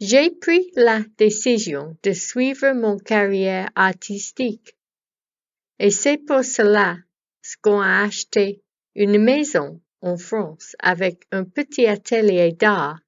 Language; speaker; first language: French; non-native, learner; English